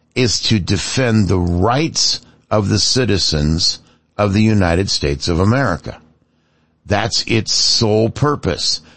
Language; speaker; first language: English; native; English